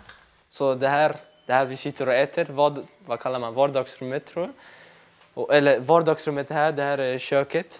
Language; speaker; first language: Swedish; early bilingual, other home language; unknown